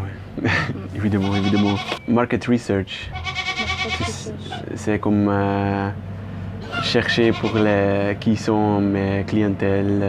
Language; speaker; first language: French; non-native, learner; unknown